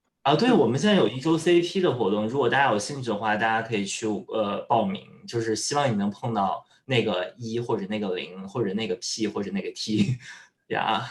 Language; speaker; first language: Chinese; native; Chinese